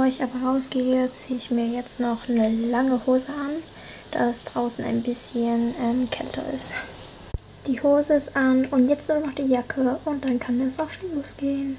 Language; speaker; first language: German; early bilingual, other home language; Vietnamese